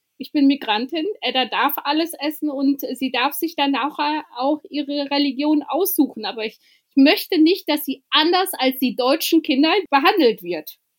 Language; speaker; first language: German; early bilingual, other home language; Albanian